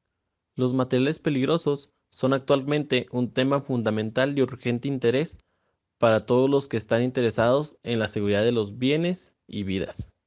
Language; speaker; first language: Spanish; native; Spanish